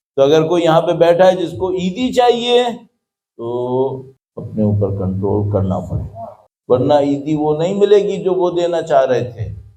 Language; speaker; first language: Urdu; native; Urdu